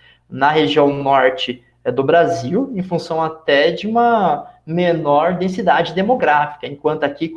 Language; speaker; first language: Portuguese; native; Portuguese